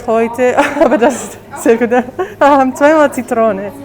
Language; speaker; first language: German; non-native, learner; Finnish